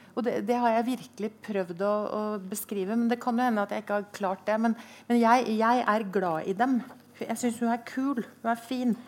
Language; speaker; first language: Norwegian; native; Norwegian